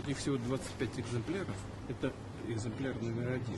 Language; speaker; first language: Russian; native; Russian